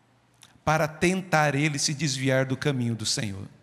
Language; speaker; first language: Portuguese; native; Portuguese